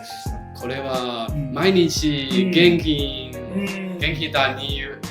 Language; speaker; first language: Japanese; non-native, learner; Chinese